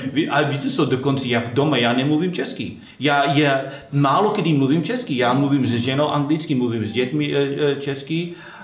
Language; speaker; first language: Czech; non-native, fluent; Slovak